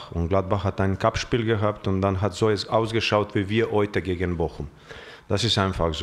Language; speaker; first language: German; non-native, fluent; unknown